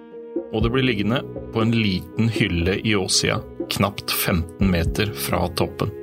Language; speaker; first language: Norwegian; native; Norwegian